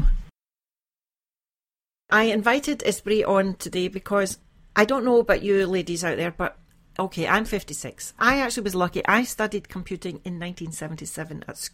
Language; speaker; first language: English; native; English